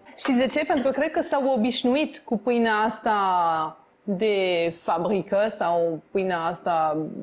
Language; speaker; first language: Romanian; non-native, fluent; French